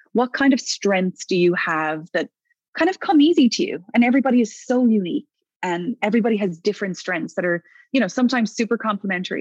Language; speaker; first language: English; native; English